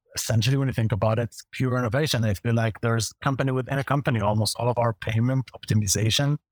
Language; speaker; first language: English; non-native, fluent; Hebrew